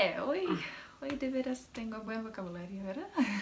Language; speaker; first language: Spanish; non-native, fluent; Czech